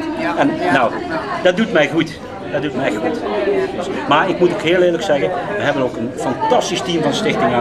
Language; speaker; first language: Dutch; native; Dutch